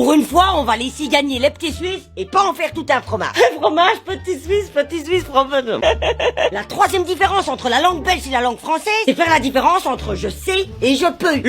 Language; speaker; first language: French; native; French